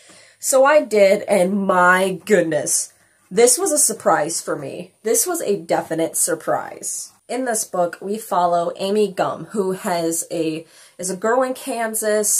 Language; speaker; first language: English; native; English